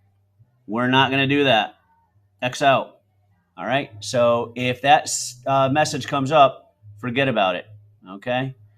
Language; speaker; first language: English; native; English